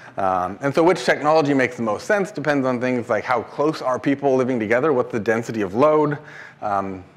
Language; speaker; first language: English; native; English